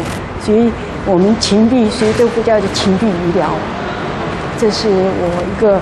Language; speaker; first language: Chinese; native; Chinese